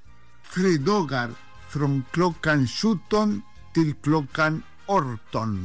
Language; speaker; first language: Swedish; non-native, fluent; Spanish